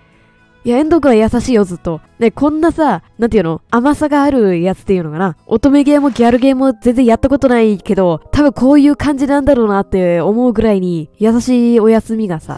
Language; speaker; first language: Japanese; native; Japanese